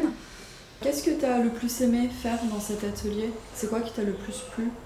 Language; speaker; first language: French; native; French